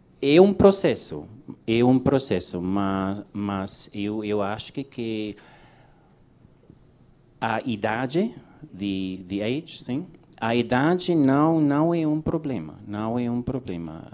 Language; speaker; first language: Portuguese; non-native, learner; English